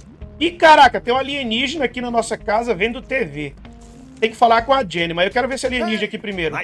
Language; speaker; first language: Portuguese; native; Portuguese